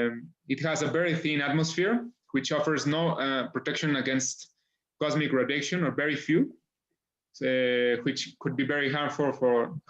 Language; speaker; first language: English; non-native, fluent; Spanish